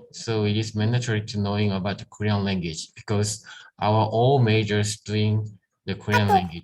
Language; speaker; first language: English; non-native, learner; Korean